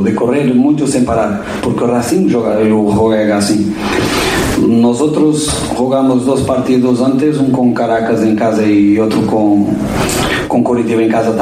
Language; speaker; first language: Portuguese; non-native, learner; Spanish